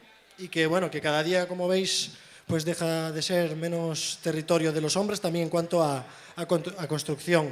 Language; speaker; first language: Spanish; native; Spanish